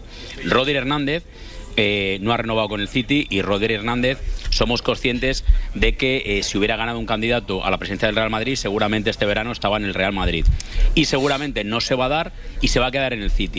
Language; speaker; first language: Spanish; native; Spanish